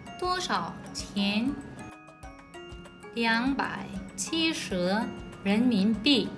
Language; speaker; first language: Chinese; non-native, learner; Korean